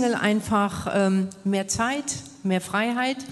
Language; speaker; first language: German; native; German